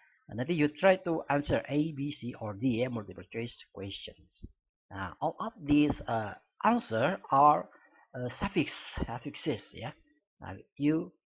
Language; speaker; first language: English; non-native, fluent; Indonesian